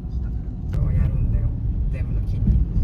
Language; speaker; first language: Japanese; native; Japanese